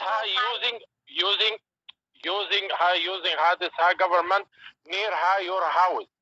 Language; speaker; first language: English; non-native, learner; Arabic